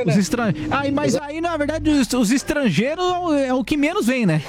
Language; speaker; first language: Portuguese; native; Portuguese